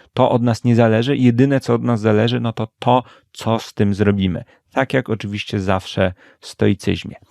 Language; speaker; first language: Polish; native; Polish